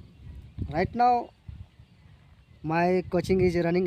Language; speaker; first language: English; non-native, local second language; Hindi